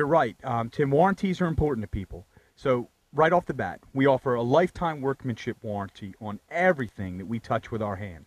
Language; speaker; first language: English; native; English